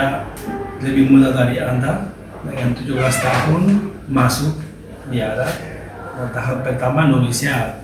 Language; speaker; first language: Indonesian; non-native, learner; Spanish